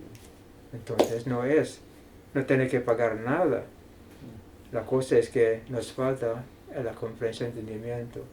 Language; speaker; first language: Spanish; non-native, fluent; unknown